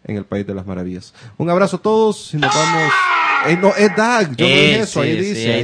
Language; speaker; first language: Spanish; native; Spanish